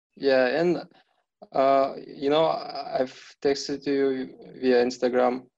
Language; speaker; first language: English; non-native, fluent; Kazakh